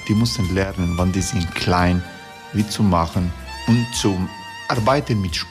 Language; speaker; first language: German; non-native, learner; Croatian